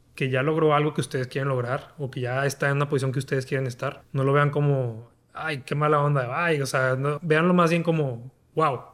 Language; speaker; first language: Spanish; native; Spanish